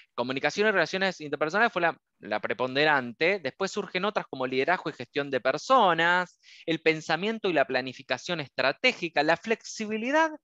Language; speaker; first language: Spanish; native; Spanish